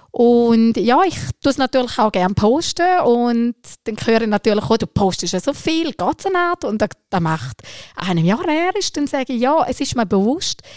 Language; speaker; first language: German; early bilingual, other home language; Albanian